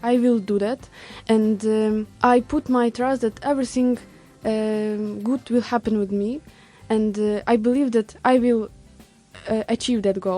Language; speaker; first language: English; non-native, learner; Ukrainian